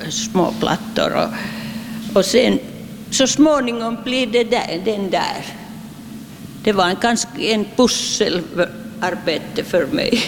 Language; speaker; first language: Swedish; non-native, local second language; Finnish